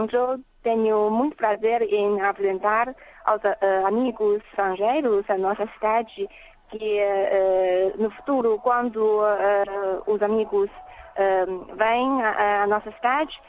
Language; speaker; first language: Portuguese; non-native, fluent; Chinese